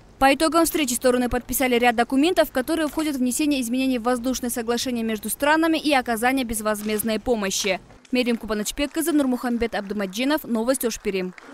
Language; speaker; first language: Russian; non-native, local second language; Kyrgyz